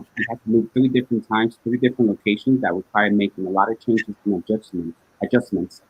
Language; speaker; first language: English; early bilingual, other home language; Spanish